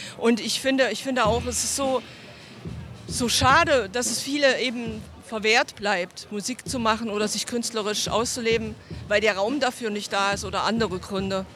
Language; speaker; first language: German; native; German